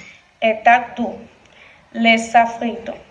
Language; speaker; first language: French; non-native, learner; Spanish